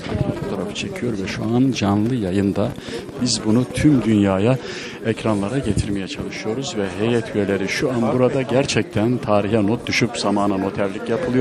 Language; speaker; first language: Turkish; native; Turkish